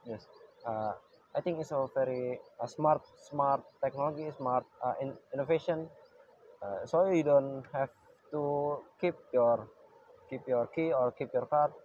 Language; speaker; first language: English; non-native, learner; Indonesian